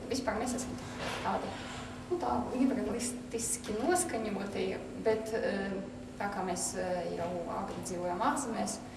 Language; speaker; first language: Latvian; non-native, local second language; Russian